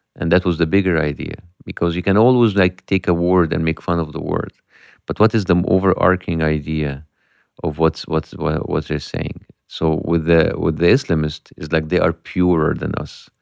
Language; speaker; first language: English; non-native, fluent; Arabic